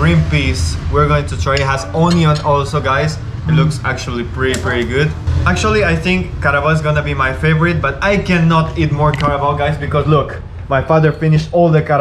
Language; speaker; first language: English; non-native, fluent; Spanish